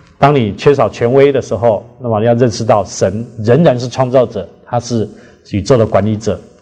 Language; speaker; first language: Chinese; native; Chinese